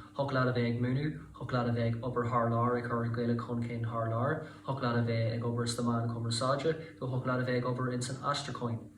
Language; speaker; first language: Irish; non-native, local second language; English